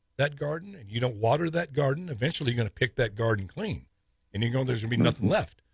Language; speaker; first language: English; native; English